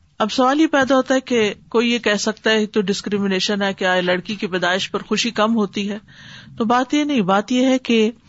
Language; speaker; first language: Urdu; native; Urdu